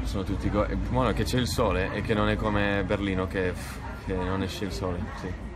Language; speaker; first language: Italian; non-native, fluent; Spanish